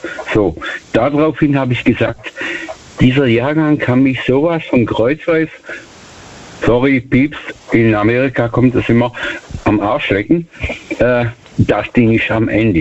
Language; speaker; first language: German; native; German